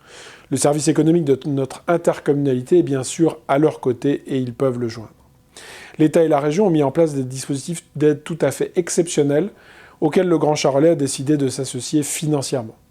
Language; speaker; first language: French; native; French